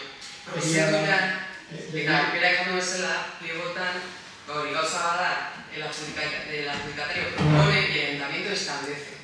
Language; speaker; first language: Basque; native; Basque